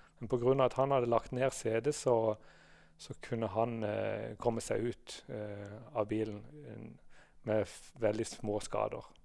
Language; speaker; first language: Norwegian; native; Norwegian